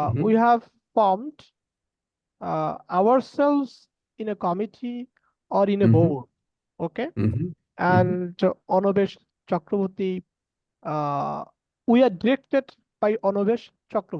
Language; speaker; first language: English; non-native, learner; Bangla